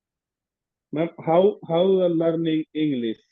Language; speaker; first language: English; non-native, learner; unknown